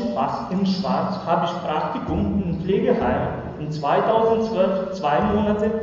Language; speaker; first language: German; non-native, learner; Romany